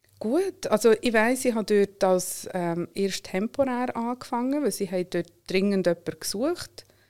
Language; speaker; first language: German; early bilingual, other home language; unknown